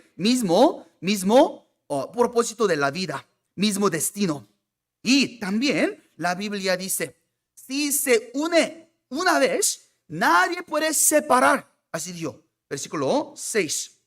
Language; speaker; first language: Spanish; non-native, fluent; Korean